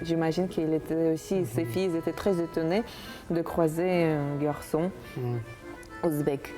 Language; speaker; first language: French; non-native, fluent; Uzbek